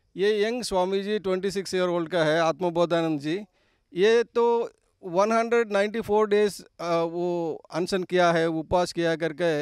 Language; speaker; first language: Hindi; non-native, local second language; Telugu